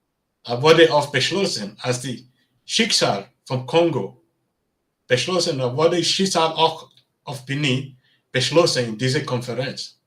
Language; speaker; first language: German; non-native, learner; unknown